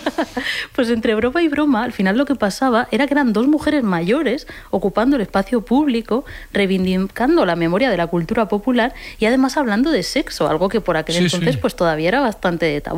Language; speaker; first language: Spanish; native; Spanish